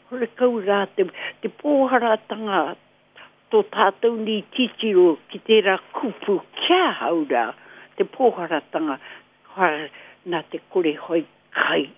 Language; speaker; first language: Māori; native; Māori